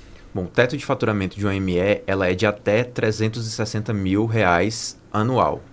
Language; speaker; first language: Portuguese; native; Portuguese